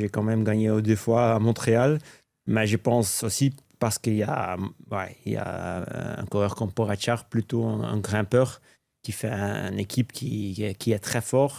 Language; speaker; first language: French; non-native, local second language; Dutch